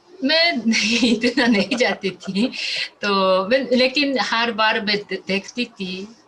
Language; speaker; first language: Hindi; non-native, fluent; Korean